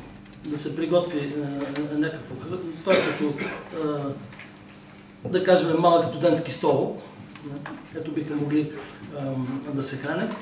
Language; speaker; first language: Bulgarian; native; Bulgarian